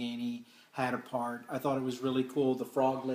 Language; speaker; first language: English; native; English